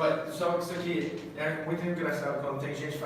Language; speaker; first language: Portuguese; non-native, fluent; English